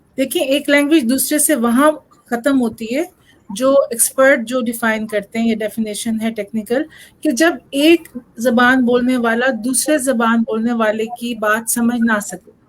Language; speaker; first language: Urdu; non-native, local second language; Saraiki